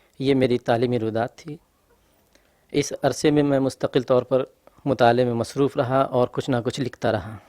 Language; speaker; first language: Urdu; native; Urdu